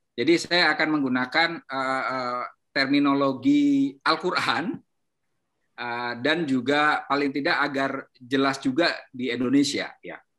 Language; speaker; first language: Indonesian; native; Indonesian